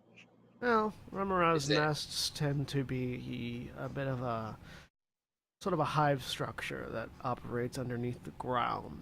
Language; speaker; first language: English; native; English